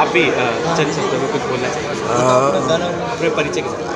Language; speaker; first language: Hindi; native; Hindi